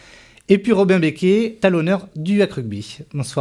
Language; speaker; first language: French; native; French